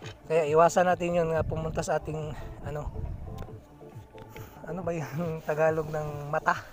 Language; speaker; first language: Filipino; non-native, local second language; Cebuano